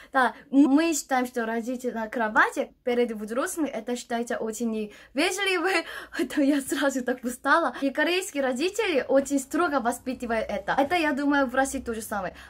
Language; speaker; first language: Russian; non-native, learner; Korean